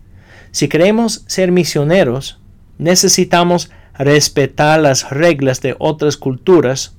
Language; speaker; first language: Spanish; non-native, fluent; English